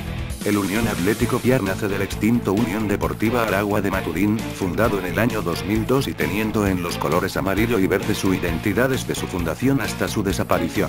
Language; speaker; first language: Spanish; native; Spanish